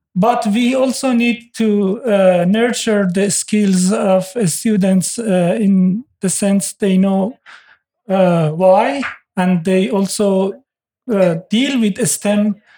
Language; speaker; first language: English; non-native, fluent; Persian